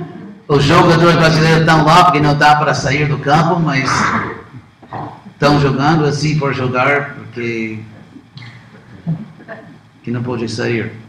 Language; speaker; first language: Portuguese; non-native, fluent; English